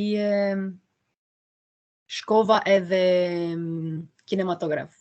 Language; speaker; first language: Albanian; non-native, learner; Romanian